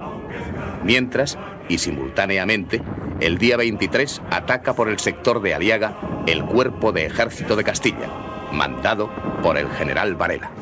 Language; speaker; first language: Spanish; native; Spanish